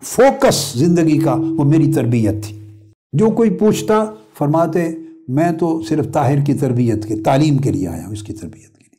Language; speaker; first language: Urdu; non-native, local second language; Punjabi